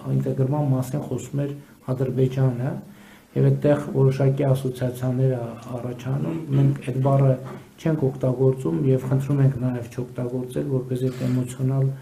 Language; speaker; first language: Armenian; native; Armenian